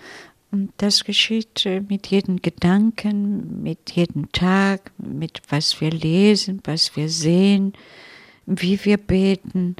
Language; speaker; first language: German; non-native, fluent; Italian